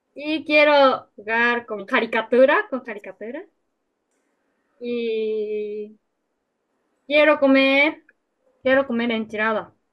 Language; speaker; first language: Spanish; non-native, learner; Japanese